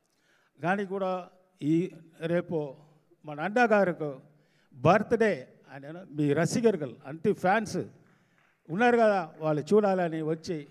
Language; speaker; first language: Telugu; non-native, learner; Tamil